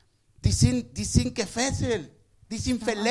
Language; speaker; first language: German; non-native, learner; Spanish